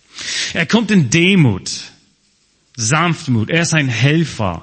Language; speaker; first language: German; non-native, fluent; English